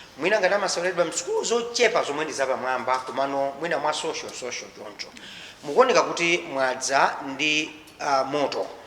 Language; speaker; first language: Nyanja; native; Nyanja